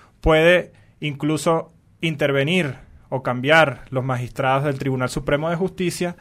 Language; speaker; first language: Spanish; native; Spanish